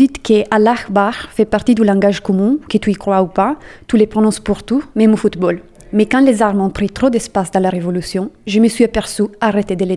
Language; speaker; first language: French; native; French